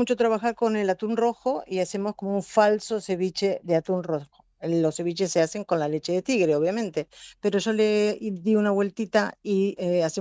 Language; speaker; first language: Spanish; native; Spanish